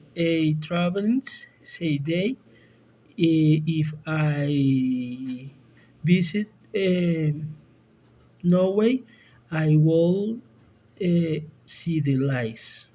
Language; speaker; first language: English; non-native, learner; Spanish